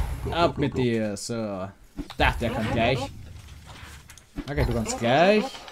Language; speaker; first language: German; native; German